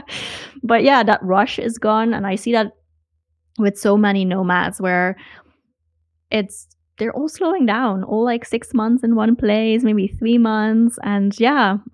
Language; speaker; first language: English; non-native, fluent; Dutch